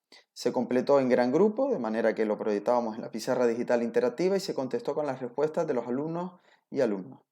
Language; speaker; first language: Spanish; native; Spanish